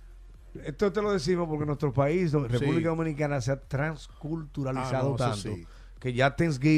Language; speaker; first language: Spanish; native; Spanish